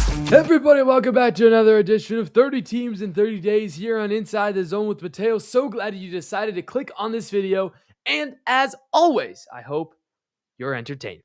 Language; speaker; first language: English; native; English